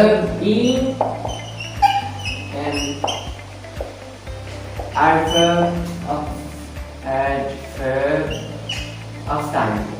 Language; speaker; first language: English; non-native, learner; Indonesian